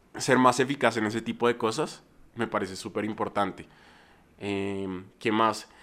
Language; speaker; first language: Spanish; native; Spanish